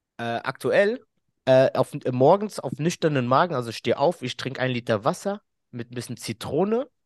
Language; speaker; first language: German; early bilingual, other home language; Arabic